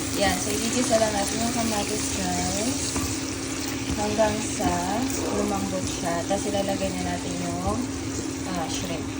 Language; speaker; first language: Filipino; non-native, local second language; Cebuano